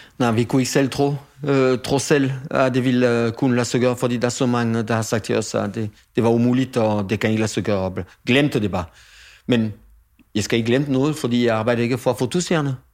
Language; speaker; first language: Danish; non-native, fluent; French